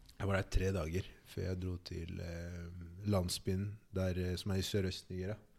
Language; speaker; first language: Norwegian; early bilingual, other home language; Igbo